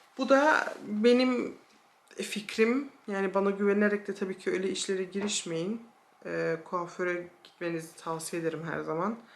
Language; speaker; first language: Turkish; early bilingual, heritage; Turkish